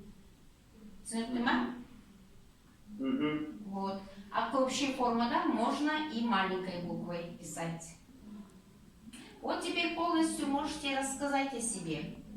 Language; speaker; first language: Russian; non-native, local second language; Kazakh